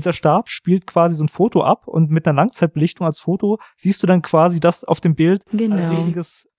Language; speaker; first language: German; native; German